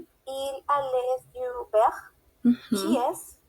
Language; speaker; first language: French; non-native, learner; Spanish